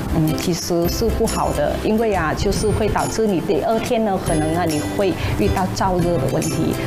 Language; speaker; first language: Chinese; non-native, fluent; Vietnamese